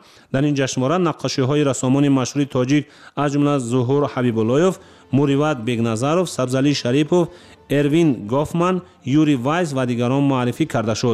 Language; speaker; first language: Tajik; native; Tajik